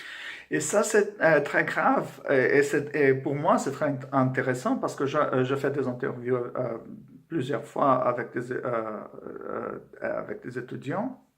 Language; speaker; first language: French; non-native, fluent; Portuguese